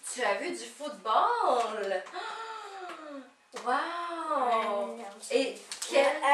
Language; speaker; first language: French; native; French